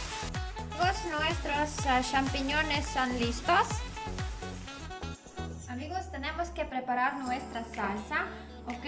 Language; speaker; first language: Spanish; non-native, learner; Polish